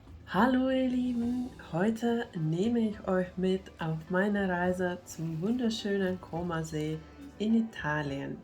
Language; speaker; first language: German; non-native, fluent; Finnish